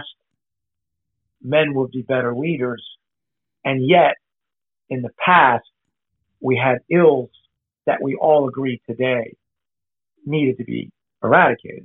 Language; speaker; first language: English; native; English